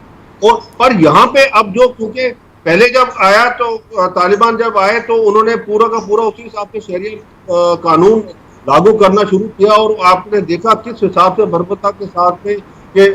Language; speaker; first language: Hindi; native; Hindi